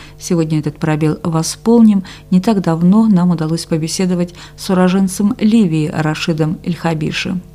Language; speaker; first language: Russian; native; Russian